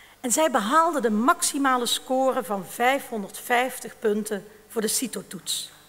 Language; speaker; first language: Dutch; native; Dutch